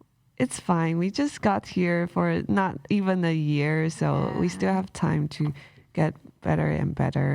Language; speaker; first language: English; non-native, local second language; Chinese